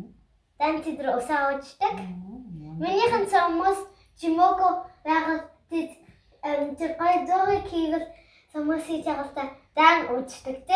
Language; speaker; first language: Mongolian; early bilingual, heritage; Mongolian